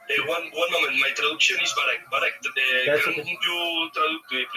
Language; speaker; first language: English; non-native, learner; Spanish